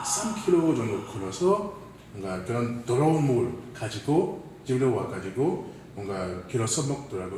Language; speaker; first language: Korean; non-native, fluent; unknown